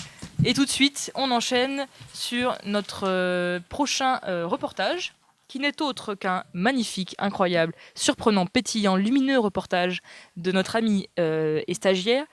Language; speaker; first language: French; native; French